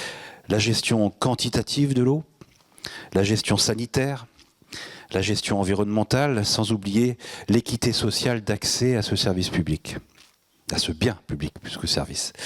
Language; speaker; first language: French; native; French